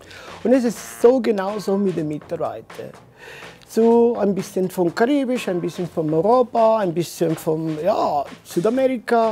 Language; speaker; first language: German; non-native, learner; Spanish